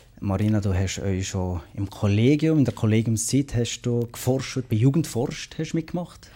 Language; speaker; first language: German; native; German